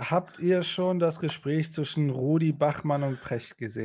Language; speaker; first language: German; native; German